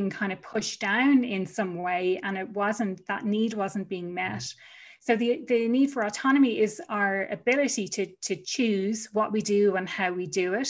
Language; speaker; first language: English; native; English